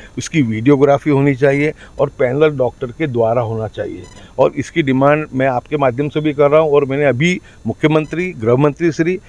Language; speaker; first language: Hindi; non-native, local second language; Gujarati